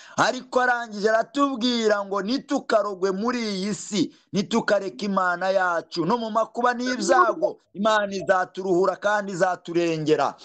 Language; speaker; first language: Kinyarwanda; native; Kinyarwanda